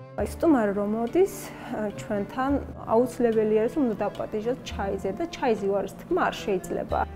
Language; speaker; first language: Georgian; non-native, local second language; Azerbaijani